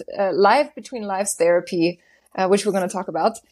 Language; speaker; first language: English; non-native, fluent; German